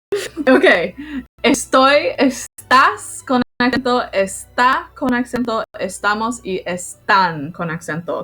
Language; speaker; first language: Spanish; non-native, fluent; English